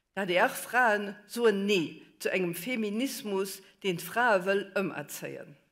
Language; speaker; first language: Luxembourgish; native; Luxembourgish